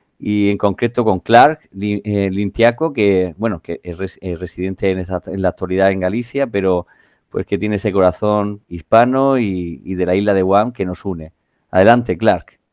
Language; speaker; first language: Spanish; native; Spanish